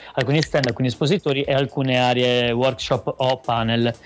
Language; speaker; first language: Italian; native; Italian